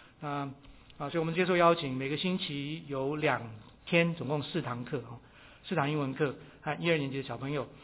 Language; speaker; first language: Chinese; native; Chinese